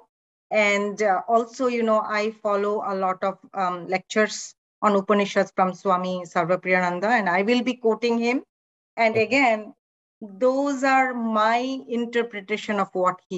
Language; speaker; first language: English; non-native, local second language; Bangla